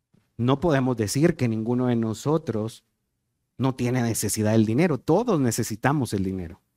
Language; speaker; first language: Spanish; native; Spanish